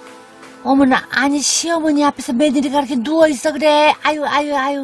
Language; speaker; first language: Korean; native; Korean